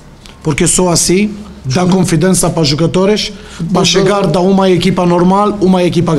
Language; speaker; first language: Portuguese; non-native, learner; Romanian